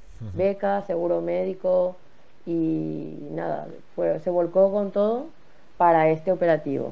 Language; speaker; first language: Spanish; native; Spanish